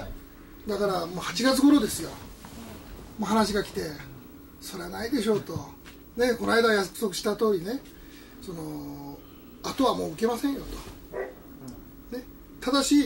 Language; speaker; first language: Japanese; native; Japanese